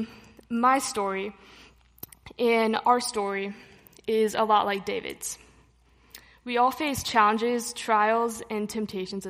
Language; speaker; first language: English; native; English